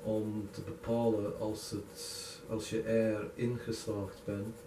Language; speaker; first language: Dutch; non-native, learner; English